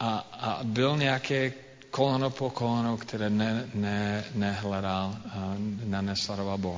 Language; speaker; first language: Czech; non-native, fluent; English